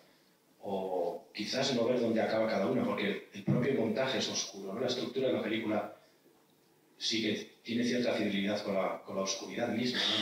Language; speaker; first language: Spanish; native; Spanish